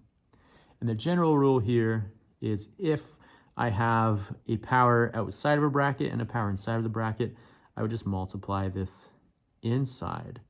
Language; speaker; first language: English; native; English